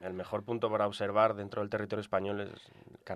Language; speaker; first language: Spanish; native; Spanish